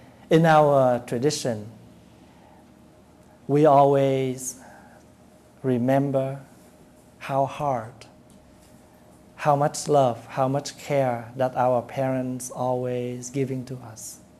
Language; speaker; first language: English; non-native, fluent; Vietnamese